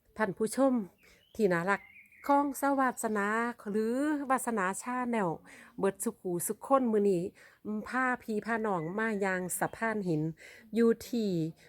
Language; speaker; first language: Thai; non-native, local second language; Northeastern Thai